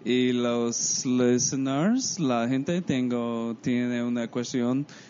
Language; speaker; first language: Spanish; non-native, learner; English